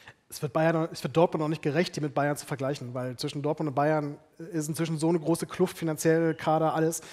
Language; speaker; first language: German; native; German